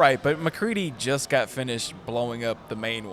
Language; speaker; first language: English; native; English